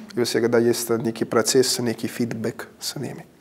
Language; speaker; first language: Russian; non-native, fluent; Italian